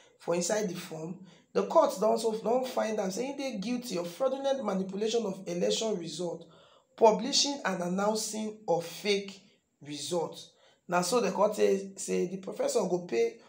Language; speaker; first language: Nigerian Pidgin; native; Nigerian Pidgin